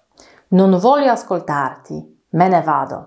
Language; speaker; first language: Italian; non-native, fluent; Polish